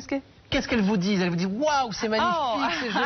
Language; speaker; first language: French; native; French